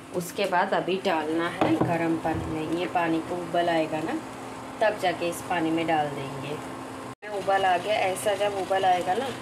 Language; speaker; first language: Hindi; non-native, local second language; Bangla